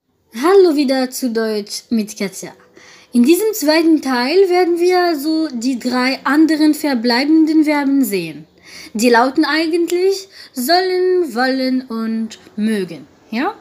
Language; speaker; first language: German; non-native, fluent; French